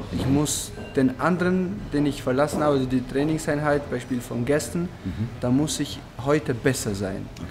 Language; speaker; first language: German; non-native, fluent; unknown